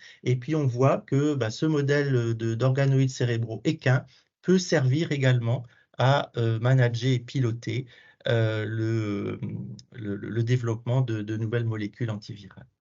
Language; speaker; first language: French; native; French